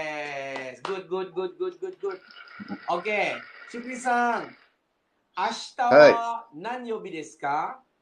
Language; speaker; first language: Japanese; non-native, fluent; Malay